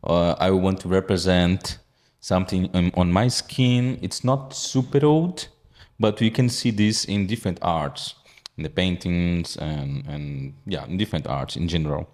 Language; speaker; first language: English; non-native, fluent; Portuguese